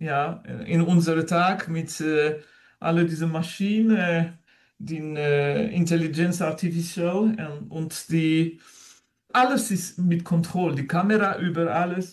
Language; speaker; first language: German; non-native, fluent; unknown